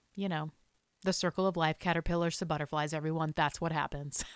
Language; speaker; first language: English; native; English